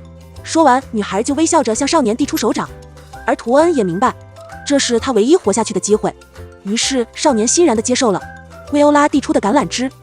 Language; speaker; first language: Chinese; native; Chinese